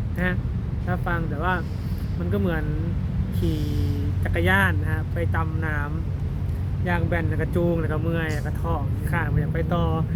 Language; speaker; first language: Thai; native; Thai